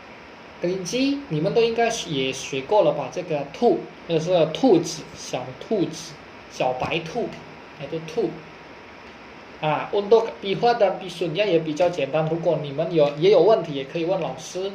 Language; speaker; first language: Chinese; non-native, fluent; Indonesian